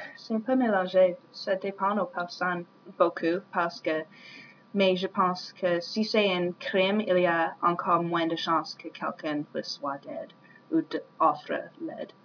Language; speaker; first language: French; non-native, learner; English